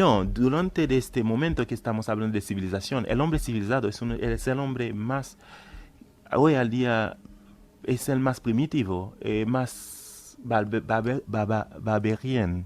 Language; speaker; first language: Spanish; non-native, fluent; Haitian Creole